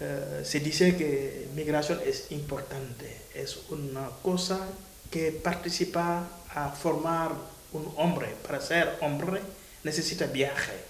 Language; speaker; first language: Spanish; non-native, fluent; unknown